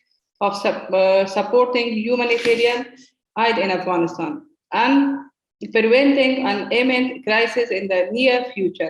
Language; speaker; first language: English; non-native, learner; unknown